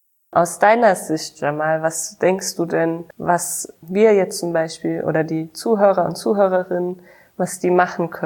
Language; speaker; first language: German; native; German